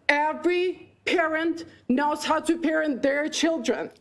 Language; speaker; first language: English; non-native, fluent; Ukrainian